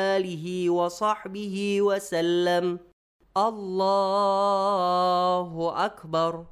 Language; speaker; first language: Arabic; non-native, fluent; Indonesian